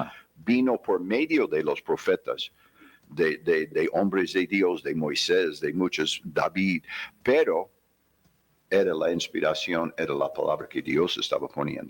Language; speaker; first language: Spanish; non-native, fluent; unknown